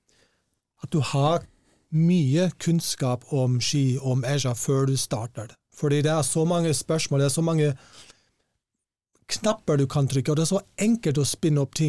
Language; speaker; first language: Norwegian; non-native, fluent; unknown